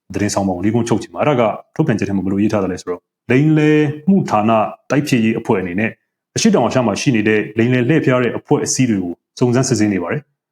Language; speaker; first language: Burmese; native; Burmese